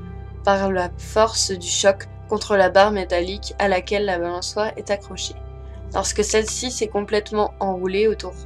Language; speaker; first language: French; native; French